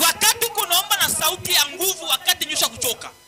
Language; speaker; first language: Swahili; native; Swahili